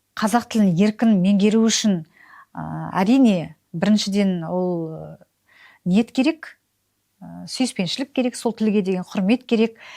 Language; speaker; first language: Kazakh; native; Kazakh